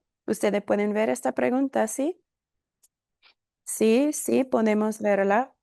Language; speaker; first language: Spanish; non-native, fluent; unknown